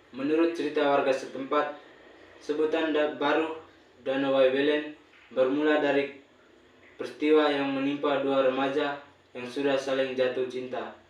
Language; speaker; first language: Indonesian; non-native, local second language; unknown